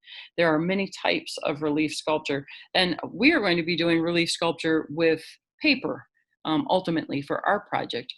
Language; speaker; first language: English; native; English